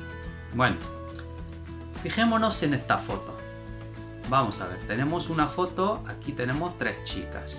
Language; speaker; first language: Spanish; non-native, fluent; Arabic